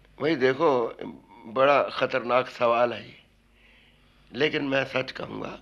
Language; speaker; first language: Hindi; native; Hindi